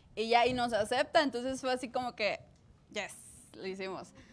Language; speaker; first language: Spanish; native; Spanish